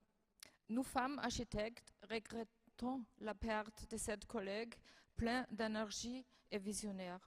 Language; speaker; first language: French; non-native, fluent; German